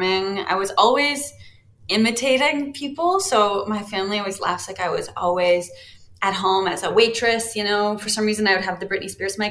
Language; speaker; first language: English; native; English